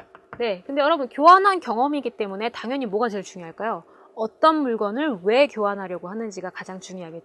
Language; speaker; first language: Korean; native; Korean